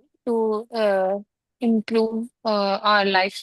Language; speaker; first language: English; non-native, local second language; Hindi